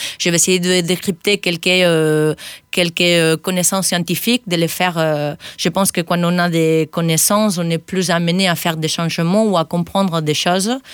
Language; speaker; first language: French; non-native, fluent; Spanish